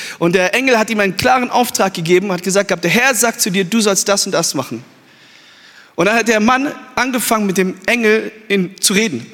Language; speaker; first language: German; early bilingual, other home language; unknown